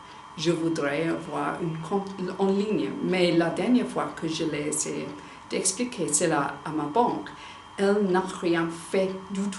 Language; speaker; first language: French; non-native, learner; English